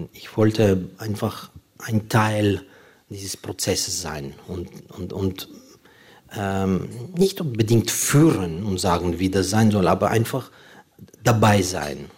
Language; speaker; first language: German; non-native, fluent; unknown